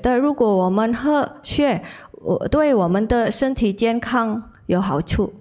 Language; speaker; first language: Chinese; non-native, learner; Indonesian